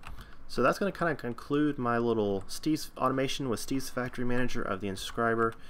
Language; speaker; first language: English; native; English